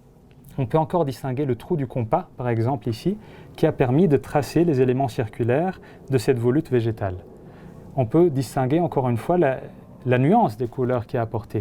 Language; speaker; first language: French; non-native, fluent; Italian